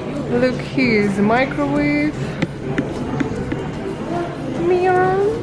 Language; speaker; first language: English; non-native, fluent; Russian